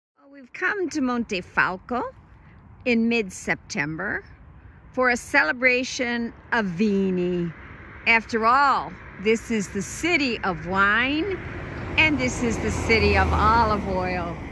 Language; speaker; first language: English; native; English